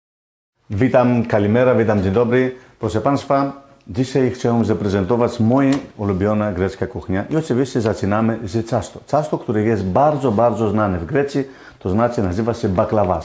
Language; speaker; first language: Polish; non-native, fluent; Greek